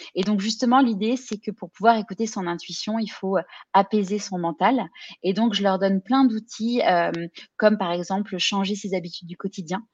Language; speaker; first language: French; native; French